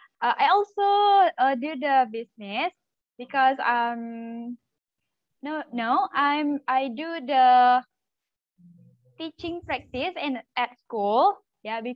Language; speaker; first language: English; non-native, learner; Malay